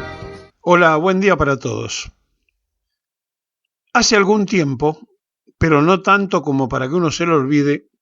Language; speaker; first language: Spanish; native; Spanish